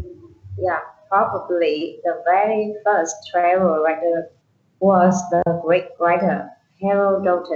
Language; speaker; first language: English; non-native, learner; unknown